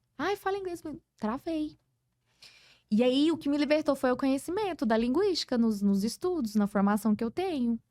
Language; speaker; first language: Portuguese; early bilingual, heritage; Portuguese